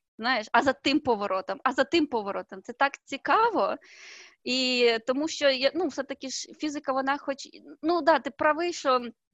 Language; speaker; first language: Ukrainian; native; Ukrainian